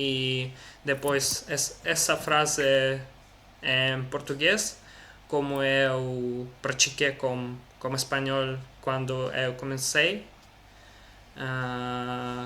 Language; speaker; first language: Portuguese; non-native, learner; Russian